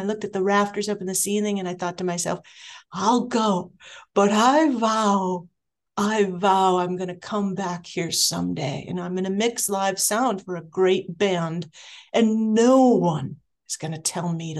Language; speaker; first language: English; native; English